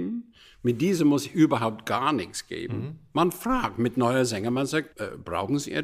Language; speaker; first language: German; non-native, fluent; English